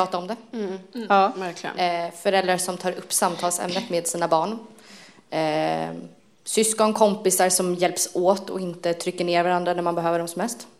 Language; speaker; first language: Swedish; native; Swedish